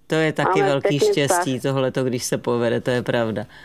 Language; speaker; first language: Czech; native; Czech